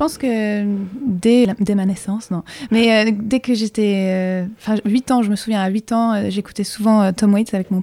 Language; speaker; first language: French; native; French